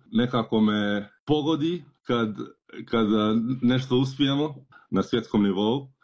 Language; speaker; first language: Serbian; early bilingual, heritage; Croatian